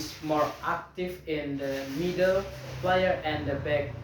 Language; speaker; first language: English; non-native, learner; Indonesian